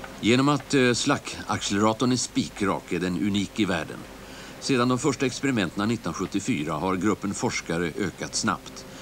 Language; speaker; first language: Swedish; native; Swedish